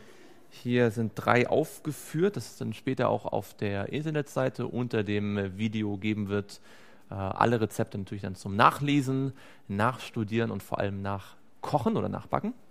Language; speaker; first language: German; native; German